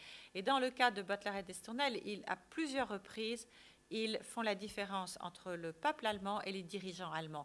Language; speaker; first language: French; native; French